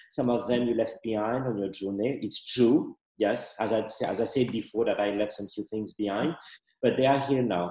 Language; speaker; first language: English; non-native, fluent; Malagasy